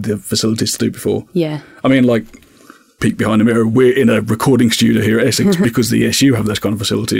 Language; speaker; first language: English; native; English